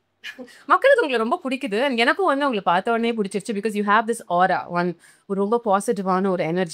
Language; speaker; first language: Tamil; native; Tamil